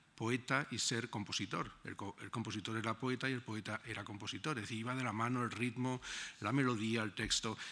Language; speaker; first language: Spanish; native; Spanish